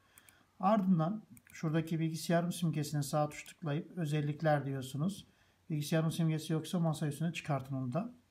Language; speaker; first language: Turkish; native; Turkish